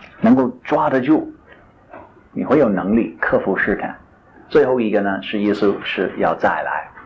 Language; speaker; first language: Chinese; non-native, fluent; English